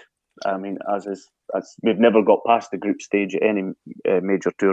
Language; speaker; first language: English; native; English